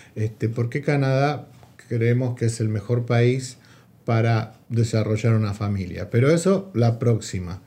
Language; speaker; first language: Spanish; native; Spanish